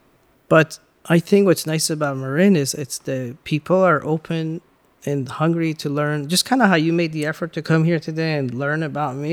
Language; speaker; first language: English; early bilingual, other home language; Persian